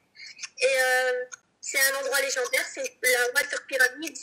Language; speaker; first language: French; native; French